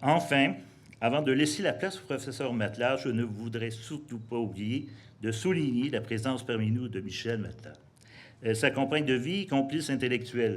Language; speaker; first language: French; native; French